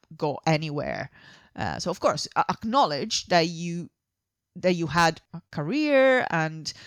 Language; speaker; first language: English; non-native, fluent; Italian